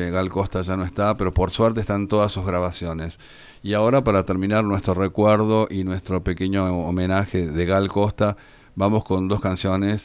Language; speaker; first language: Spanish; native; Spanish